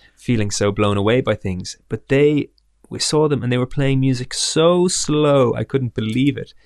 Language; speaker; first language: English; native; English